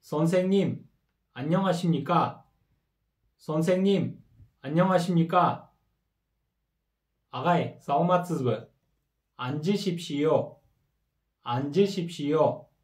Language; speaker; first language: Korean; non-native, fluent; Kyrgyz